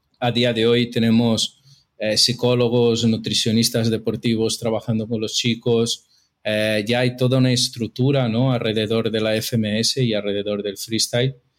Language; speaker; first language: Spanish; non-native, fluent; Portuguese